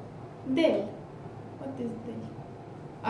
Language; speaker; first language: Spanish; non-native, learner; Russian